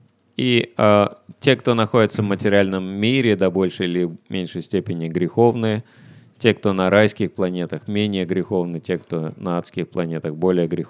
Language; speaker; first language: Russian; native; Russian